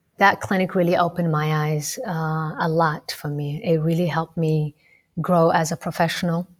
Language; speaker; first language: English; non-native, local second language; Somali